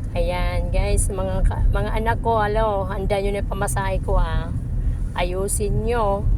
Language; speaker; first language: Filipino; non-native, local second language; Cebuano